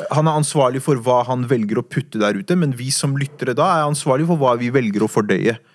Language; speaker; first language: Norwegian; native; Norwegian